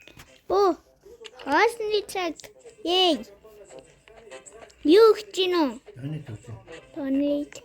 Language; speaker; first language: Mongolian; early bilingual, heritage; Mongolian